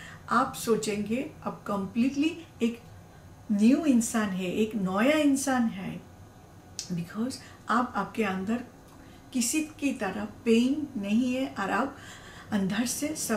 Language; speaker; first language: Hindi; non-native, learner; Bangla